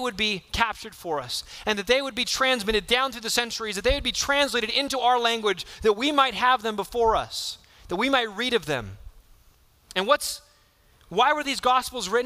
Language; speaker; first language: English; native; English